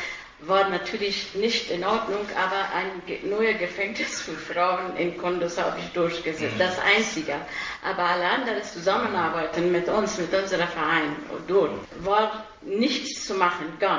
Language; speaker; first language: German; non-native, fluent; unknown